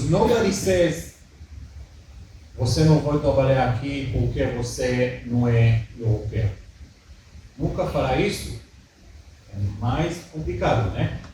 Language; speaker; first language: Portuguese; early bilingual, heritage; Hebrew